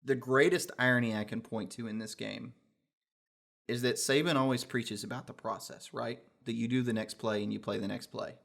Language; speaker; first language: English; native; English